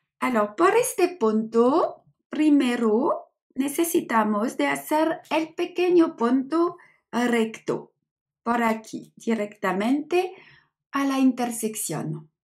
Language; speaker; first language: Spanish; non-native, learner; French